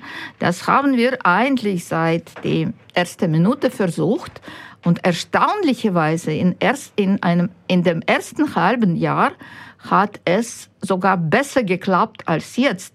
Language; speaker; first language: German; non-native, fluent; Ukrainian